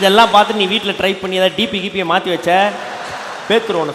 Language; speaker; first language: Tamil; native; Tamil